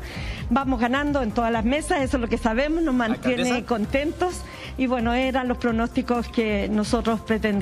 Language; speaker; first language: Spanish; native; Spanish